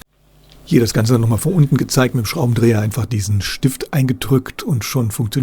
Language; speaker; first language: German; native; German